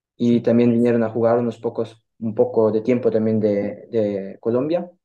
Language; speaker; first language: Spanish; early bilingual, heritage; German